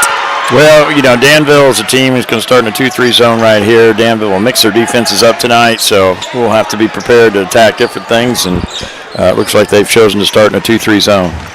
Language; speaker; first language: English; native; English